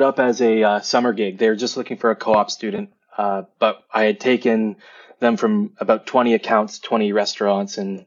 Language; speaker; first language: English; native; English